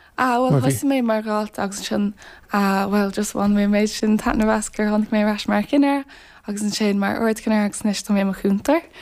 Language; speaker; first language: Irish; non-native, local second language; English